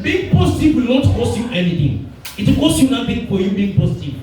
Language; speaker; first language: English; non-native, local second language; Swahili